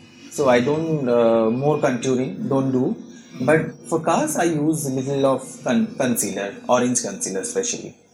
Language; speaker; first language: English; non-native, local second language; Bangla